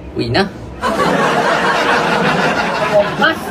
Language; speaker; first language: Malay; native; Malay